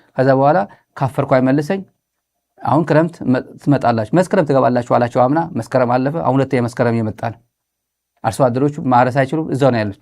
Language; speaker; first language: Amharic; non-native, local second language; Tigrinya